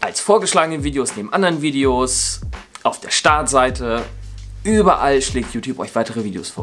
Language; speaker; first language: German; native; German